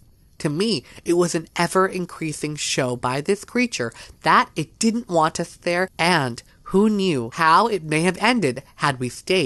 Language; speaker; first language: English; native; English